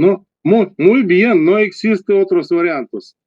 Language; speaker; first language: Spanish; non-native, learner; Russian